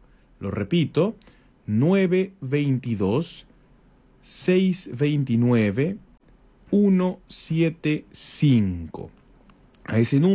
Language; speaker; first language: Spanish; native; Spanish